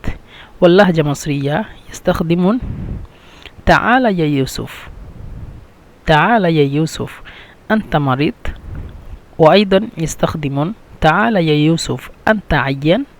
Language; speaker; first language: Arabic; non-native, fluent; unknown